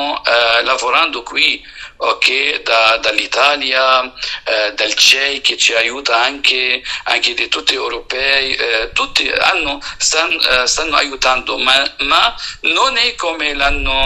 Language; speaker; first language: Italian; non-native, fluent; Arabic